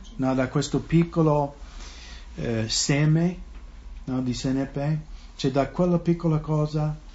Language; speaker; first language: Italian; non-native, fluent; English